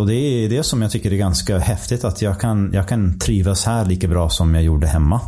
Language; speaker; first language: Swedish; non-native, fluent; English